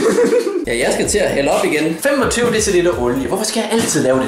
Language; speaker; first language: Danish; native; Danish